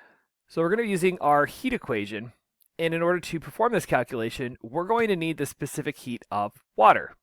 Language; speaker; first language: English; native; English